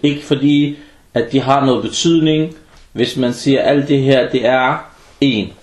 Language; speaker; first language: Danish; early bilingual, other home language; Arabic